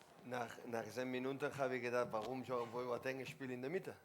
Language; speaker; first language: German; non-native, learner; Spanish